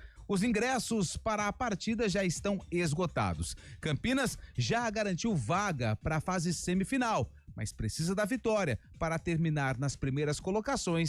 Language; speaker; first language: Portuguese; native; Portuguese